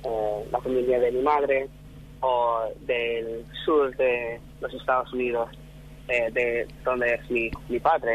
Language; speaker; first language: Spanish; non-native, fluent; English